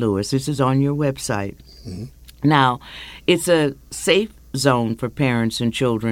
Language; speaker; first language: English; native; English